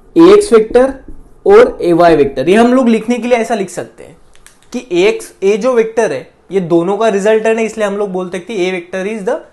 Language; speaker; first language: Hindi; non-native, local second language; Marathi